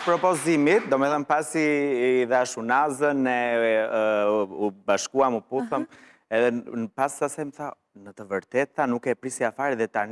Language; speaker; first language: Albanian; native; Albanian